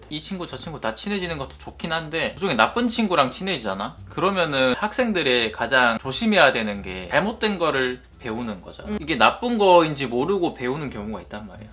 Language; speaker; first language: Korean; native; Korean